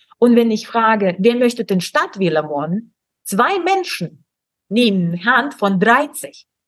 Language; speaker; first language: German; non-native, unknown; Russian